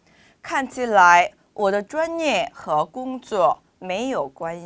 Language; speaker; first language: Chinese; non-native, fluent; Korean